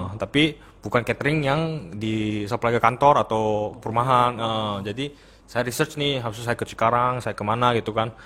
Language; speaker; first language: Indonesian; early bilingual, other home language; Korean